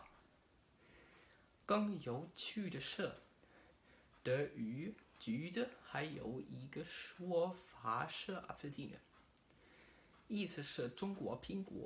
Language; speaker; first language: Chinese; non-native, learner; German